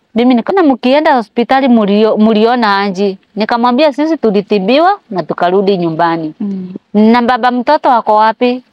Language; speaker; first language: Swahili; non-native, local second language; Kikuyu